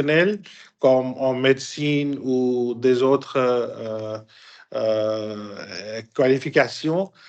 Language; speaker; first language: French; non-native, fluent; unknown